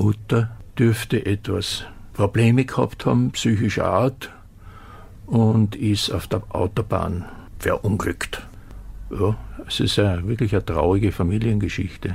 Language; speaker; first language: German; native; German